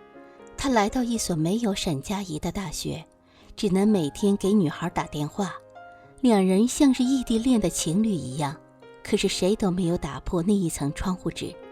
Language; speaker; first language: Chinese; native; Chinese